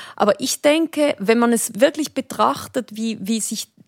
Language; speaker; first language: German; native; German